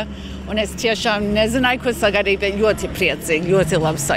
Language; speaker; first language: Latvian; early bilingual, heritage; Latvian